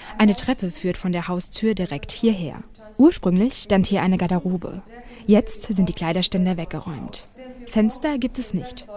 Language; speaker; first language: German; native; German